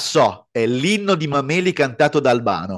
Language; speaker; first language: Italian; native; Italian